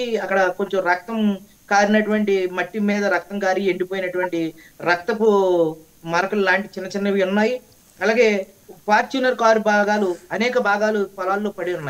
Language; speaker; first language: Telugu; native; Telugu